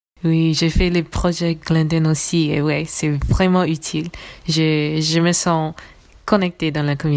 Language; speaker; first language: French; non-native, learner; English